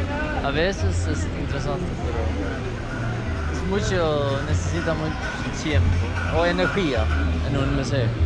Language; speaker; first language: Spanish; non-native, learner; Swedish